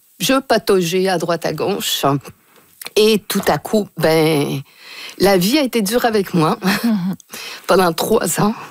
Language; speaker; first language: French; early bilingual, other home language; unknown